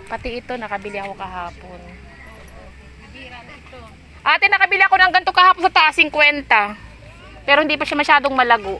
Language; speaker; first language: Filipino; native; Filipino